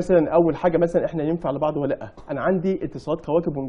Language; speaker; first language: Arabic; native; Arabic